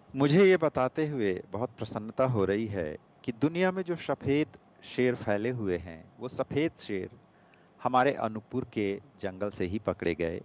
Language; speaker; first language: Hindi; non-native, local second language; Gujarati